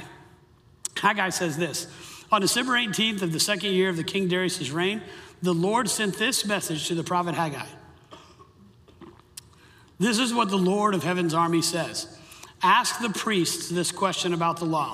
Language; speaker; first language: English; native; English